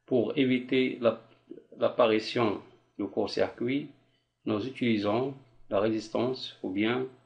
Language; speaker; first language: French; non-native, local second language; Arabic